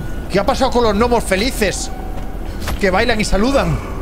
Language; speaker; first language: Spanish; native; Spanish